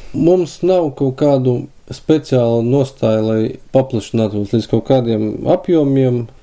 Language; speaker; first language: Latvian; native; Latvian